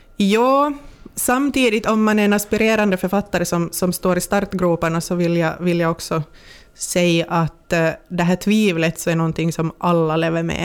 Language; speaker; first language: Swedish; native; Swedish